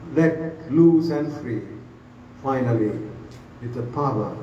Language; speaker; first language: English; non-native, local second language; Sinhala